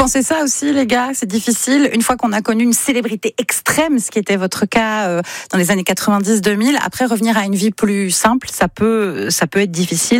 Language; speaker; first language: French; native; French